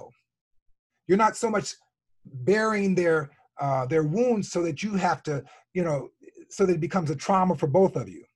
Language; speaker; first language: English; native; English